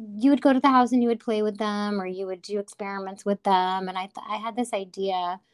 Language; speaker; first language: English; native; English